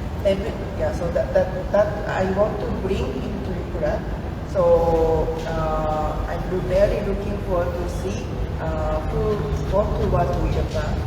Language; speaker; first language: English; non-native, learner; Japanese